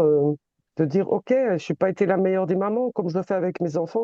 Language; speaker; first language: French; native; French